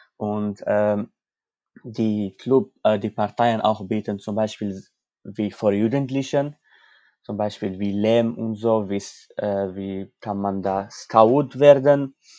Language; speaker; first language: German; non-native, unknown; Armenian